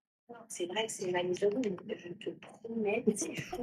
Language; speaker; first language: French; native; French